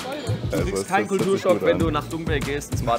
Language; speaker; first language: German; native; German